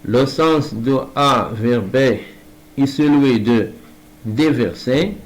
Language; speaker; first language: French; non-native, local second language; Arabic